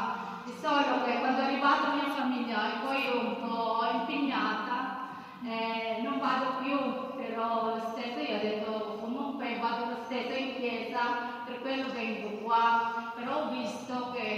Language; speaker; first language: Italian; non-native, learner; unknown